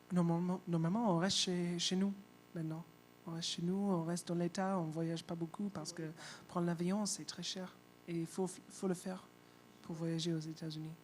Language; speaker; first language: French; non-native, fluent; English